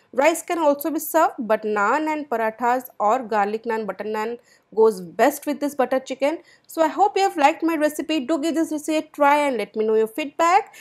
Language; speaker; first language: English; non-native, local second language; Odia